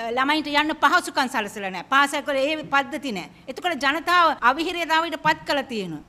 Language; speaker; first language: Sinhala; native; Sinhala